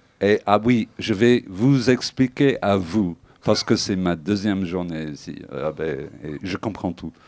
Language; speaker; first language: French; non-native, fluent; English